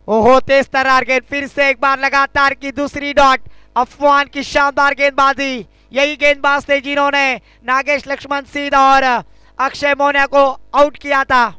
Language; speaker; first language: Hindi; non-native, local second language; Marathi